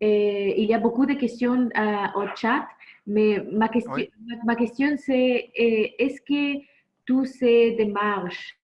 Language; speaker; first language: French; non-native, fluent; Spanish